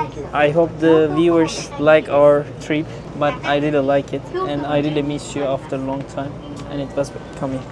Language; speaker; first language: English; non-native, learner; Turkish